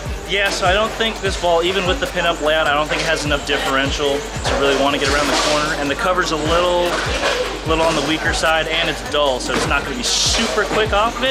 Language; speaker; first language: English; native; English